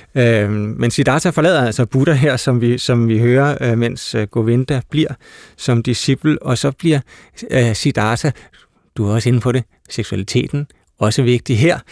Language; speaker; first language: Danish; native; Danish